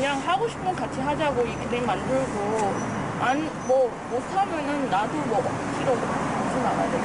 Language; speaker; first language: Korean; early bilingual, heritage; English